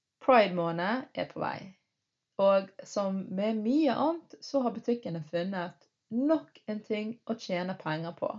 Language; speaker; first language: Norwegian; early bilingual, other home language; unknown